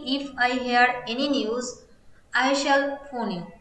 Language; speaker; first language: English; non-native, local second language; Bangla